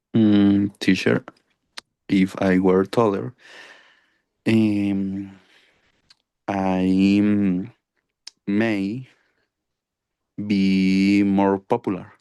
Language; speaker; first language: English; non-native, learner; Spanish